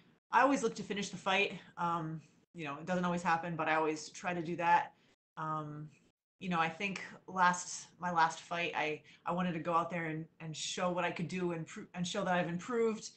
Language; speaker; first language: English; native; English